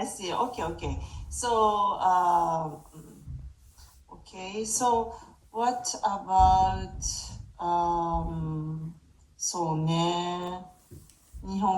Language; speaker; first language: English; non-native, fluent; Japanese